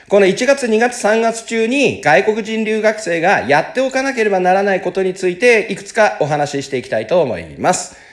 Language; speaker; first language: Japanese; native; Japanese